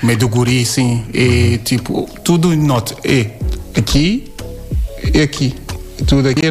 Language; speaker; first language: Portuguese; non-native, learner; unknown